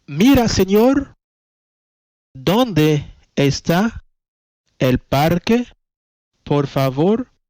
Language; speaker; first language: Spanish; non-native, fluent; Haitian Creole